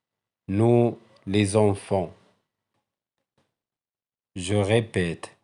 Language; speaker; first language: French; non-native, local second language; Arabic